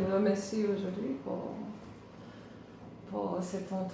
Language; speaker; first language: French; non-native, learner; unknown